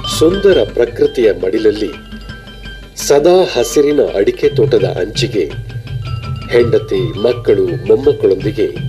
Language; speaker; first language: Kannada; native; Kannada